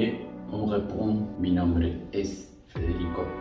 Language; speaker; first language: French; non-native, fluent; Spanish